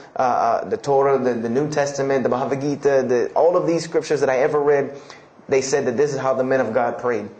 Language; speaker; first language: English; native; English